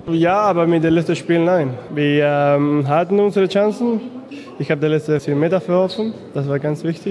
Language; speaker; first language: German; non-native, fluent; Spanish